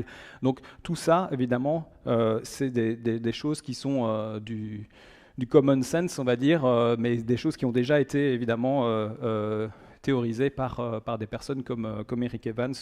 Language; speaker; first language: French; native; French